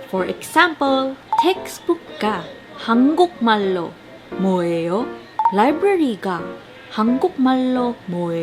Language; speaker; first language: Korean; non-native, learner; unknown